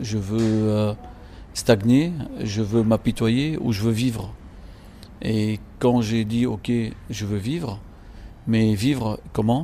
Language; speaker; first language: French; non-native, local second language; Arabic